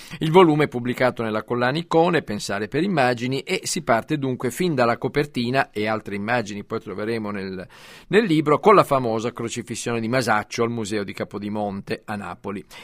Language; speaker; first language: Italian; native; Italian